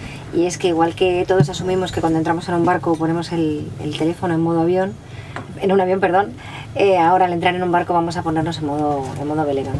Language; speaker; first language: Spanish; native; Spanish